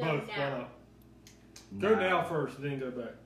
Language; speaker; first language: English; native; English